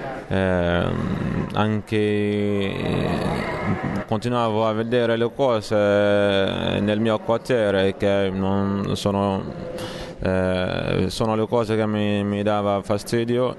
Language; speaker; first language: Italian; non-native, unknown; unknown